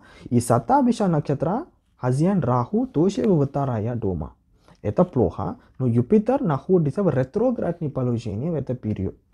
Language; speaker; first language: Russian; non-native, learner; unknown